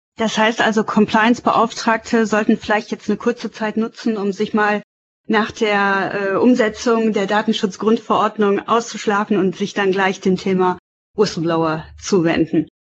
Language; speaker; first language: German; native; German